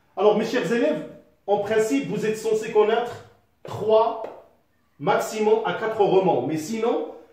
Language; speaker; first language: French; non-native, local second language; Arabic